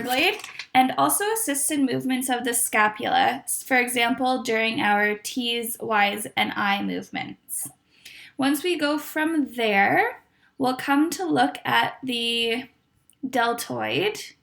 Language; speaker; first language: English; native; English